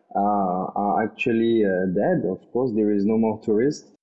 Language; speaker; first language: English; non-native, fluent; French